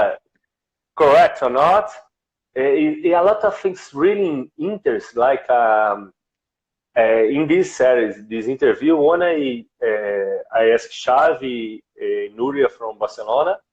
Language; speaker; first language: English; non-native, learner; Portuguese